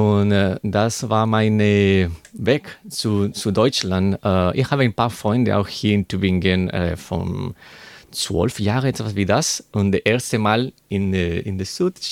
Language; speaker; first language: German; non-native, learner; Spanish